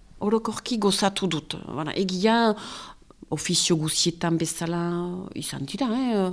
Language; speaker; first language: Basque; native; Basque